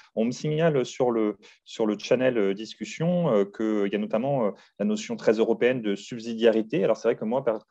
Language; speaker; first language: French; native; French